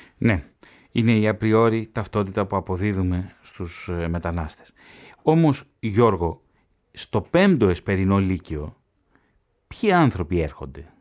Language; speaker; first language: Greek; native; Greek